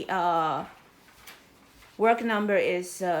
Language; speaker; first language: English; non-native, fluent; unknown